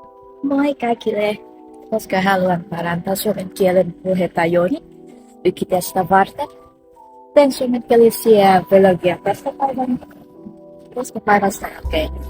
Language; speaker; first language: Finnish; non-native, learner; Vietnamese